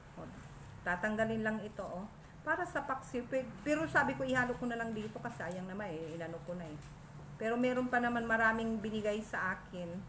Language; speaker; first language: Filipino; non-native, local second language; Masbatenyo